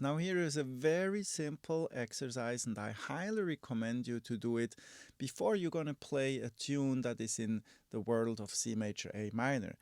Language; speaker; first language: English; non-native, fluent; German